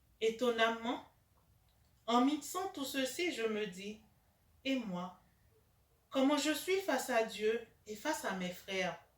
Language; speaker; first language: French; native; French